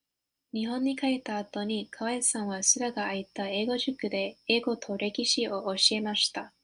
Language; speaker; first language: Japanese; non-native, learner; English